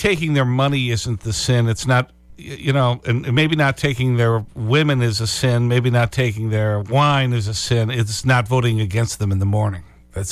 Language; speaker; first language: English; native; English